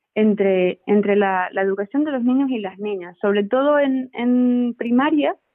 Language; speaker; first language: Spanish; native; Spanish